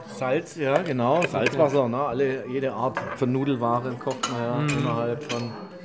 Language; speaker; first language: German; native; German